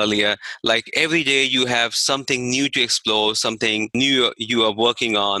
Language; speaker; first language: English; non-native, local second language; Hindi